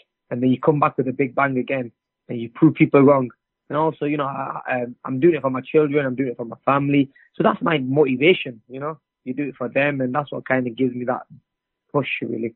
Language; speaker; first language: English; native; English